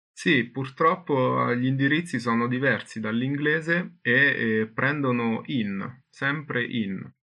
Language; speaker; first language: Italian; native; Italian